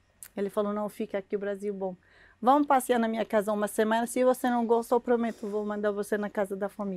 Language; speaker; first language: Portuguese; non-native, learner; Arabic